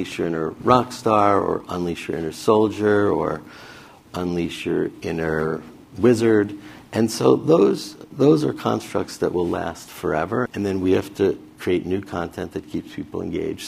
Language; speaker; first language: English; native; English